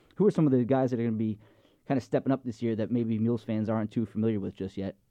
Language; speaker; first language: English; native; English